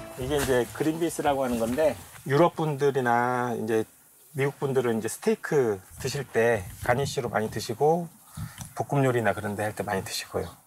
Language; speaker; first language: Korean; native; Korean